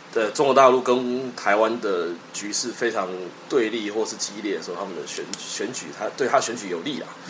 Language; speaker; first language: Chinese; native; Chinese